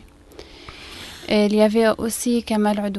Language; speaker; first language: French; non-native, learner; Arabic